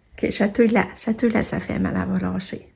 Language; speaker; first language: French; native; French